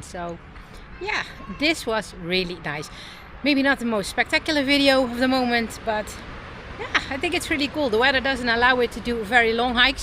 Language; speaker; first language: English; non-native, fluent; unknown